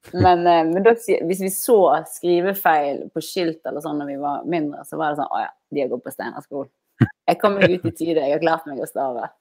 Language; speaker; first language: Norwegian; native; Norwegian